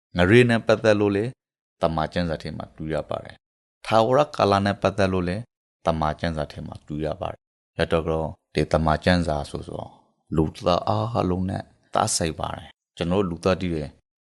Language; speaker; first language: Burmese; native; Burmese